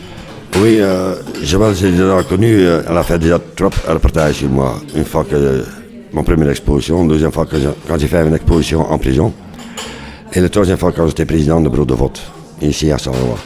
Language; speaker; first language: French; non-native, local second language; Dutch